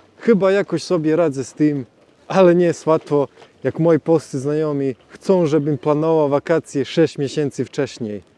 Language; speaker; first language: Polish; non-native, fluent; Serbian